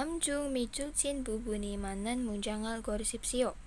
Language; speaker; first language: Korean; non-native, fluent; Indonesian